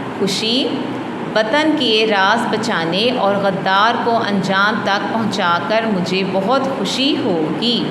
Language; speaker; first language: Hindi; non-native, local second language; Punjabi